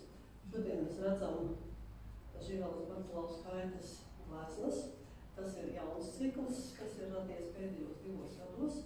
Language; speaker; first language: Latvian; native; Latvian